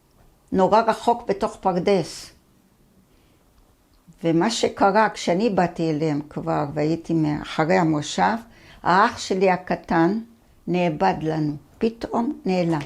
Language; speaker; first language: Hebrew; early bilingual, other home language; Arabic